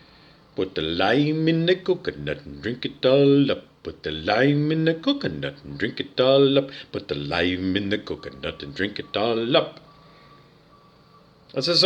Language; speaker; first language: English; native; English